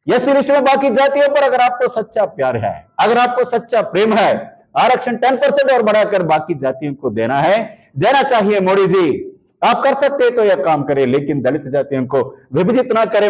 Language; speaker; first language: Hindi; non-native, local second language; Telugu